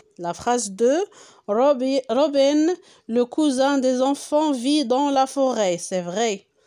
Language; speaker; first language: French; non-native, local second language; Arabic